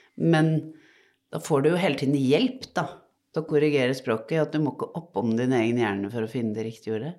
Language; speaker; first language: Norwegian; native; Norwegian